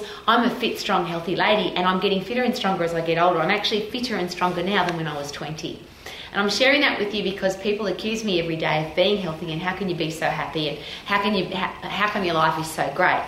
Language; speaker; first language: English; native; English